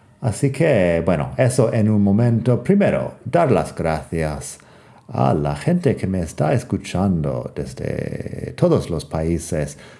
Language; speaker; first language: Spanish; non-native, fluent; English